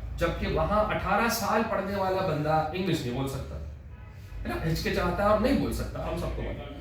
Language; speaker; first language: Urdu; non-native, local second language; Pashto